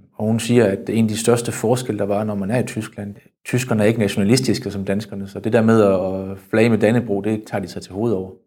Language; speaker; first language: Danish; native; Danish